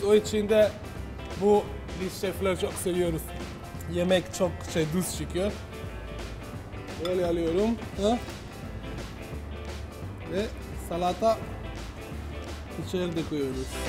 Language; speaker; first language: Turkish; non-native, learner; Italian